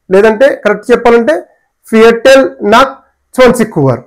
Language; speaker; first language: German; non-native, fluent; Telugu